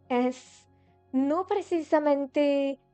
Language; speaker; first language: Spanish; non-native, learner; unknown